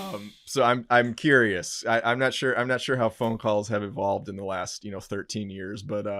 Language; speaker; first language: English; native; English